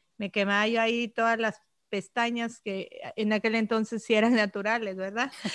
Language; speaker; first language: Spanish; native; Spanish